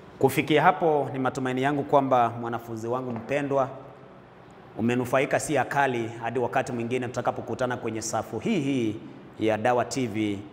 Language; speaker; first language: Swahili; non-native, local second language; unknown